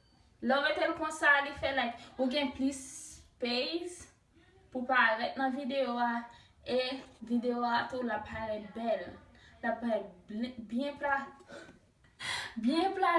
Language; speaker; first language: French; non-native, learner; Haitian Creole